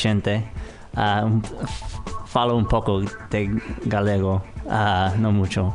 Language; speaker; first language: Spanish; non-native, fluent; English